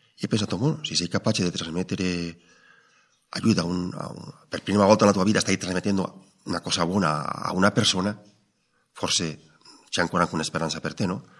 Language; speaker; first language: Italian; non-native, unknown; Spanish